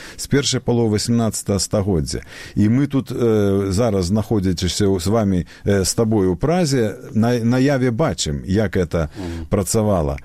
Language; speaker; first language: Belarusian; native; Belarusian